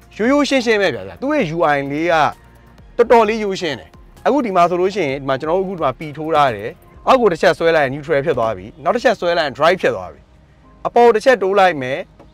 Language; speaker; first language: Burmese; native; Burmese